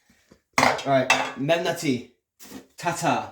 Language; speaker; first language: Welsh; non-native, local second language; English